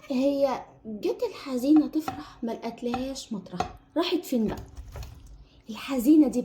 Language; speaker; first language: Arabic; native; Arabic